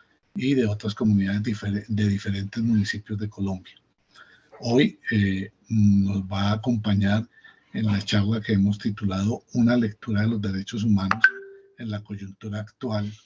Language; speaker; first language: Spanish; native; Spanish